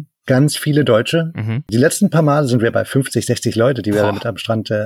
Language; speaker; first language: German; native; German